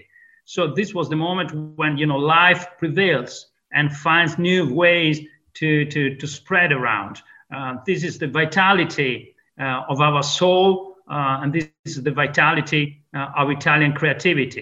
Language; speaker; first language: English; non-native, fluent; Italian